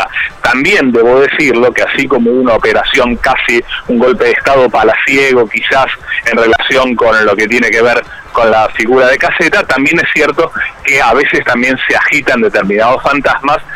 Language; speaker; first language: Spanish; native; Spanish